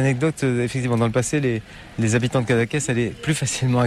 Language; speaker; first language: French; native; French